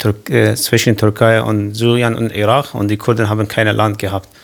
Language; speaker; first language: German; non-native, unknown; Kurdish